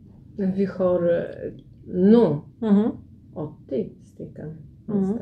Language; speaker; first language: Swedish; non-native, learner; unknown